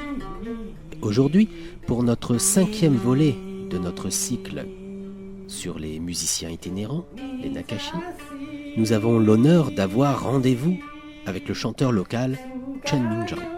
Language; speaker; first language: French; native; French